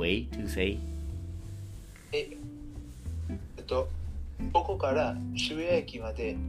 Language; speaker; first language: Japanese; non-native, learner; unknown